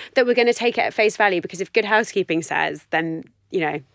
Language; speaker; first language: English; native; English